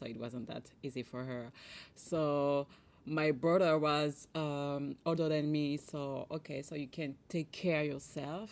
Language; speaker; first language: English; non-native, fluent; French